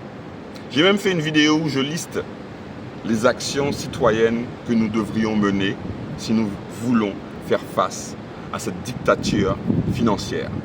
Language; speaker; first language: French; native; French